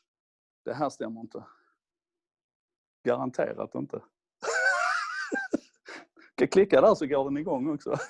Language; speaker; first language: Swedish; native; Swedish